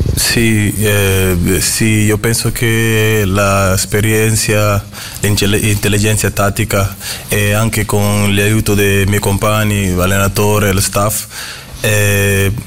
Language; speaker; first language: Italian; non-native, learner; Portuguese